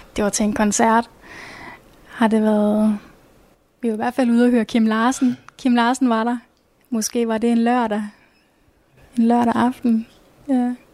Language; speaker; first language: Danish; native; Danish